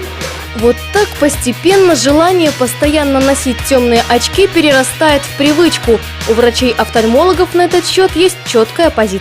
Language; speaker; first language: Russian; native; Russian